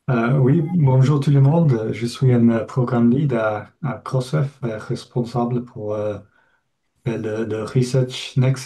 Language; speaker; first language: French; non-native, fluent; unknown